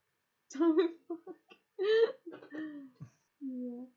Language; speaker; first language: English; non-native, learner; Russian